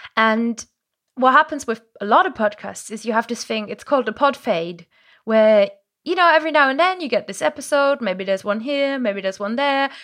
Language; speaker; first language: English; non-native, fluent; German